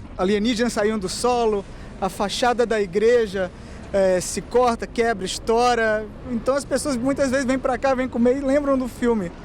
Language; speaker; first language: Portuguese; native; Portuguese